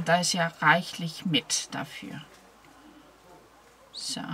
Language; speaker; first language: German; non-native, fluent; Danish